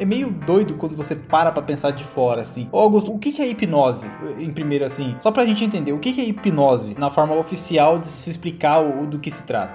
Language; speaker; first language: Portuguese; native; Portuguese